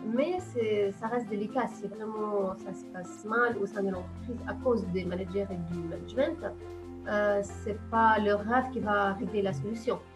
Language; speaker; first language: French; non-native, local second language; Arabic